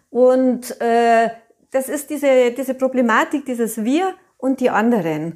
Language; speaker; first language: German; native; German